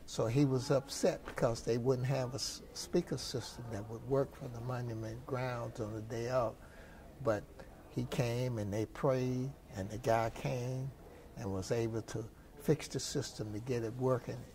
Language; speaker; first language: English; native; English